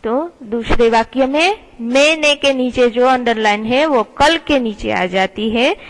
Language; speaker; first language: Hindi; non-native, local second language; Gujarati